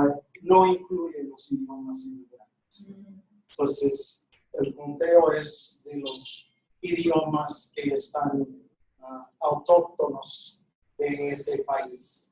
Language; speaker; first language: Spanish; non-native, fluent; English